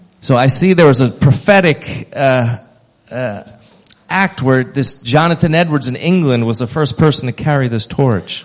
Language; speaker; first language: English; native; English